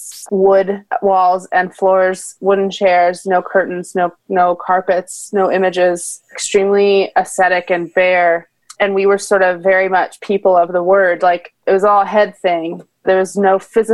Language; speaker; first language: English; native; English